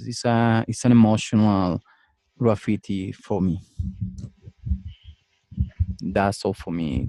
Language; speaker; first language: English; non-native, learner; Spanish